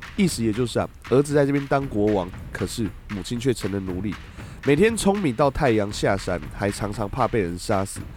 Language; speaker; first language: Chinese; native; Chinese